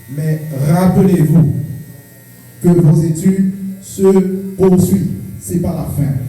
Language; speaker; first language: French; non-native, local second language; Haitian Creole